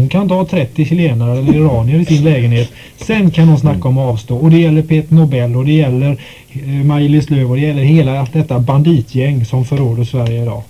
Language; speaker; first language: Swedish; native; Swedish